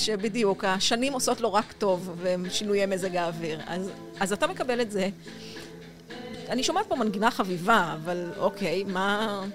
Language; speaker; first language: Hebrew; native; Hebrew